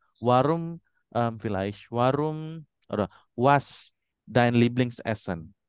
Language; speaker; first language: German; non-native, fluent; Indonesian